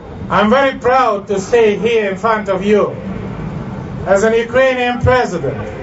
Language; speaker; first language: English; non-native, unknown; Ukrainian